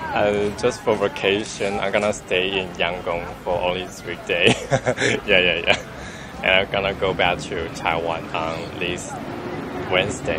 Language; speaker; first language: English; non-native, fluent; Chinese